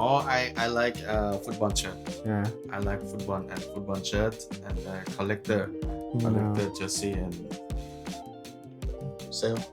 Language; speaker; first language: English; non-native, learner; Thai